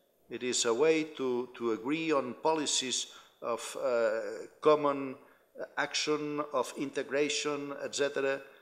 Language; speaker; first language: English; non-native, fluent; Spanish